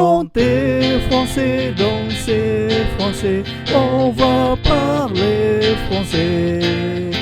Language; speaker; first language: French; non-native, fluent; Indonesian